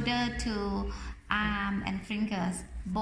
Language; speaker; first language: English; non-native, learner; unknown